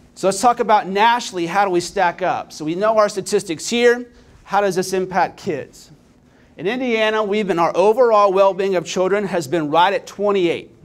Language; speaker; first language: English; native; English